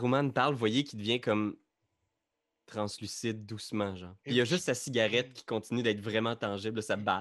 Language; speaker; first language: French; native; French